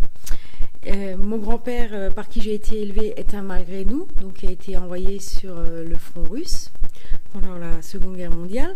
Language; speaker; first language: French; native; French